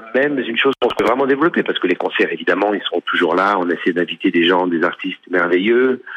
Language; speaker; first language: French; native; French